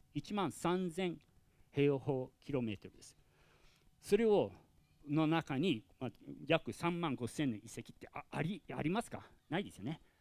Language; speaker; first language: Japanese; non-native, fluent; English